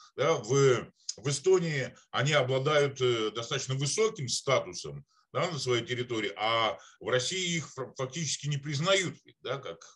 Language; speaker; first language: Russian; native; Russian